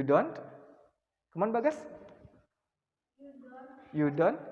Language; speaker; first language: English; non-native, fluent; Indonesian